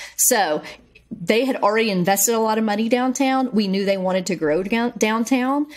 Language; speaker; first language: English; native; English